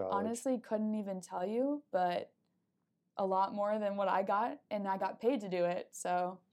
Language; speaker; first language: English; native; English